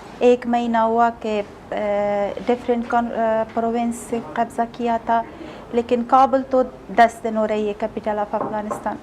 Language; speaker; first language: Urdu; non-native, fluent; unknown